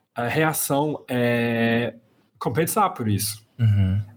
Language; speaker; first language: Portuguese; non-native, fluent; English